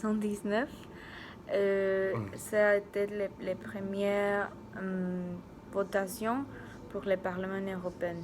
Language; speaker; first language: French; non-native, learner; Spanish